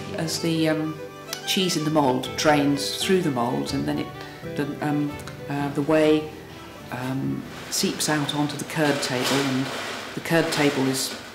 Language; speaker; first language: English; native; English